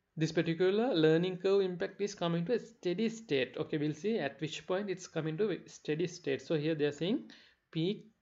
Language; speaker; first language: English; non-native, local second language; Sinhala